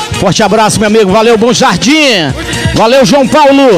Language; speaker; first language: Portuguese; native; Portuguese